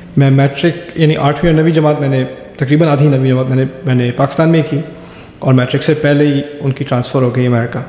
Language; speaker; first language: Urdu; early bilingual, other home language; German